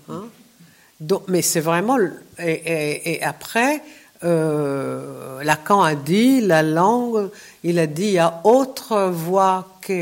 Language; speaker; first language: French; non-native, fluent; Hebrew